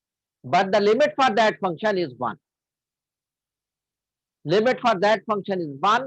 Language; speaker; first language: English; non-native, local second language; Hindi